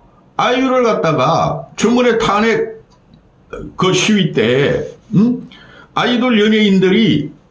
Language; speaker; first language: Korean; native; Korean